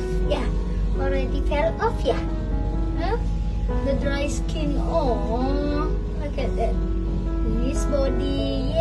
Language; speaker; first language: English; non-native, learner; Indonesian